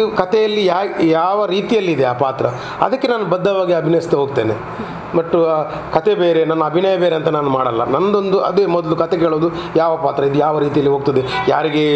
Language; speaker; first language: Kannada; non-native, local second language; Tulu